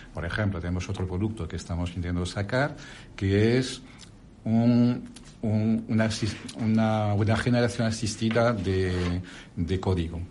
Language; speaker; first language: Spanish; non-native, fluent; French